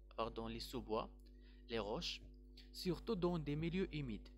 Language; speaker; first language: French; non-native, local second language; Arabic